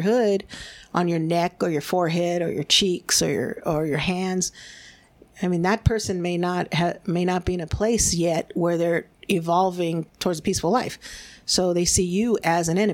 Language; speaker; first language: English; early bilingual, other home language; Spanish